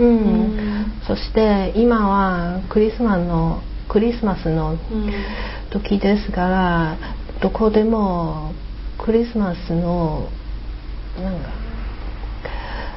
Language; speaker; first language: Japanese; non-native, learner; Chinese